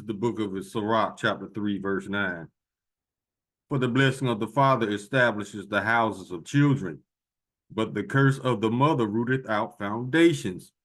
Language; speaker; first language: English; native; English